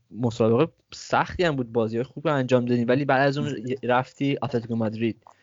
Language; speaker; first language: Persian; early bilingual, heritage; Persian